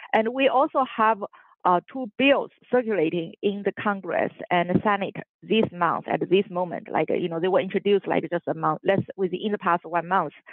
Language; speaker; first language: English; non-native, fluent; Chinese